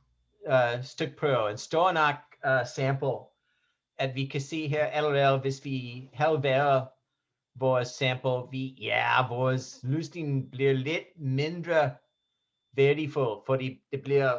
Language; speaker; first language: Danish; non-native, fluent; English